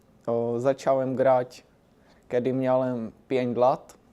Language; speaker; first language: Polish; non-native, learner; Czech